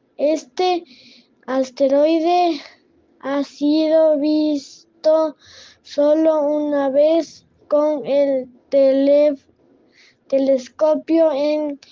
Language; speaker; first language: Spanish; non-native, learner; French